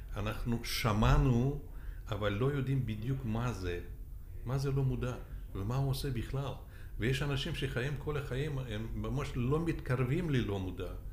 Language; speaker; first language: Hebrew; non-native, fluent; Russian